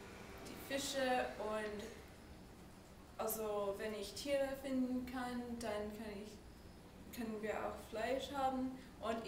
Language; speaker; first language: German; non-native, fluent; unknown